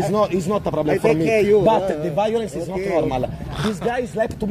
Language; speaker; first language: English; non-native, learner; Italian